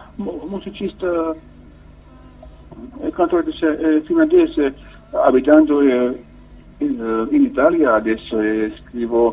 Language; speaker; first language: Italian; non-native, learner; Finnish